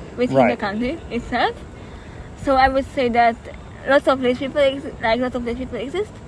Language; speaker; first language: English; non-native, fluent; Hungarian